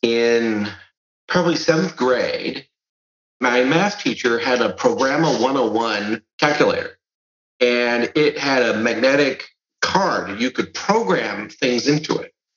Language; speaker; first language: English; early bilingual, other home language; Serbian